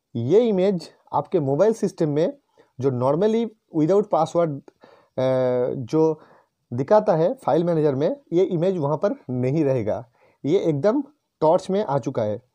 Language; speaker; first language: Hindi; non-native, local second language; Bangla